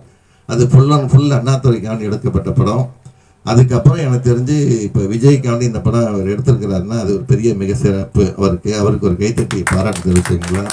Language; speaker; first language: Tamil; native; Tamil